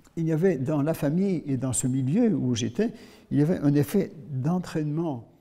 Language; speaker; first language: French; native; French